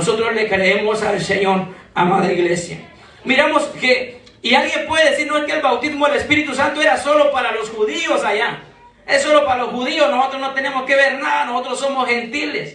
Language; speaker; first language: Spanish; native; Spanish